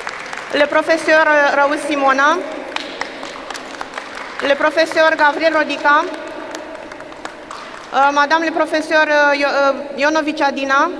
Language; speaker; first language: French; non-native, fluent; Romanian